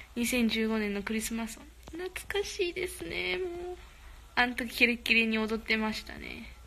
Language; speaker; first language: Japanese; early bilingual, other home language; Korean